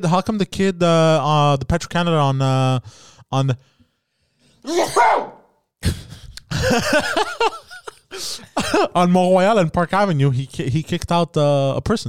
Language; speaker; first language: English; early bilingual, other home language; Greek